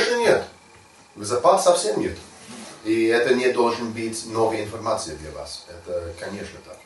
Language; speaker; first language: Russian; non-native, learner; English